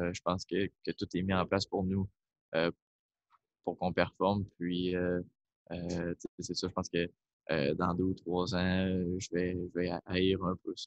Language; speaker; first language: French; native; French